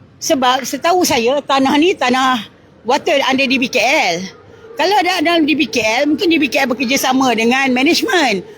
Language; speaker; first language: Malay; native; Malay